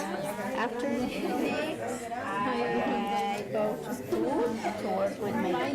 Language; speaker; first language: English; non-native, learner; Spanish